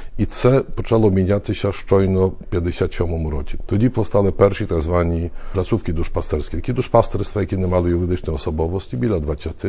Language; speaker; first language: Ukrainian; early bilingual, heritage; Ukrainian